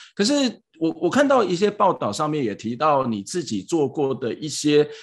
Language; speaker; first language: Chinese; native; Chinese